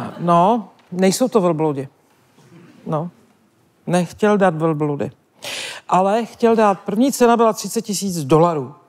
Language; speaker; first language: Czech; native; Czech